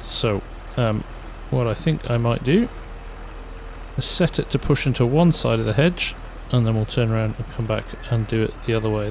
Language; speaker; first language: English; native; English